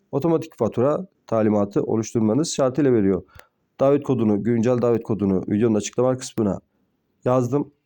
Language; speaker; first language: Turkish; native; Turkish